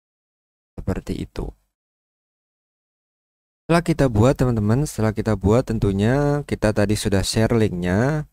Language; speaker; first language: Indonesian; native; Indonesian